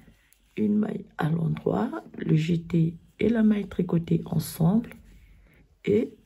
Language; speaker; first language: French; native; French